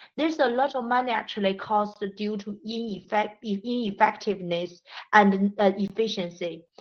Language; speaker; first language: English; non-native, fluent; Chinese